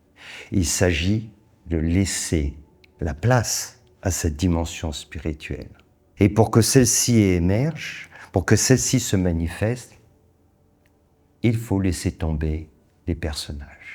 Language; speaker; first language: French; native; French